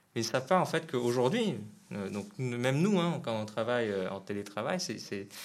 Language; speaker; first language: French; non-native, fluent; Vietnamese